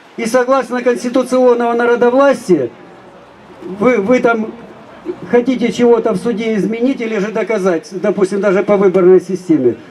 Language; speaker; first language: Russian; native; Russian